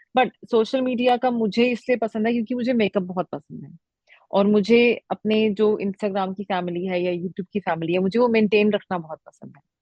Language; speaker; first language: Hindi; native; Hindi